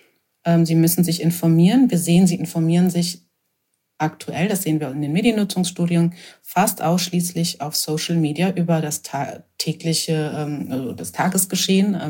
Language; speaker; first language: German; native; German